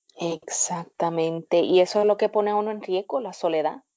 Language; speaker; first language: Spanish; native; Spanish